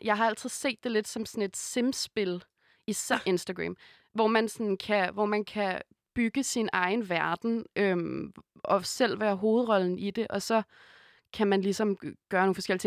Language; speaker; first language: Danish; native; Danish